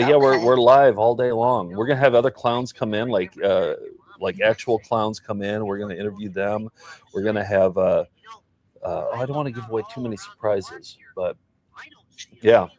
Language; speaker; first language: English; native; English